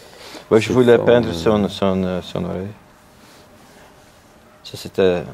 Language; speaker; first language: French; non-native, local second language; Dutch